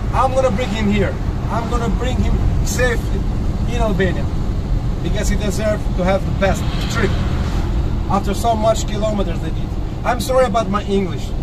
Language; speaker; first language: English; non-native, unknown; Albanian